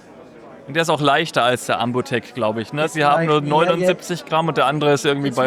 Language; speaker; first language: German; native; German